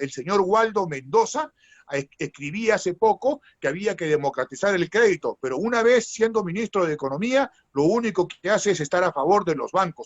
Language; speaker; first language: Spanish; native; Spanish